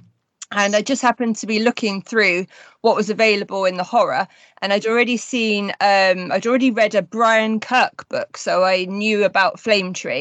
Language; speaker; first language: English; native; English